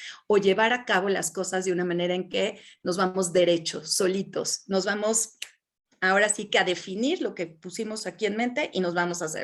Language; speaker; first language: Spanish; native; Spanish